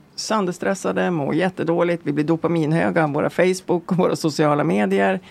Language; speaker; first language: Swedish; native; Swedish